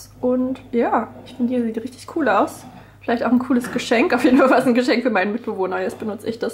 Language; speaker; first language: German; native; German